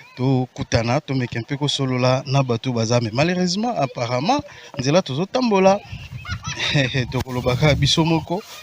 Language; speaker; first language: Lingala; non-native, local second language; Kongo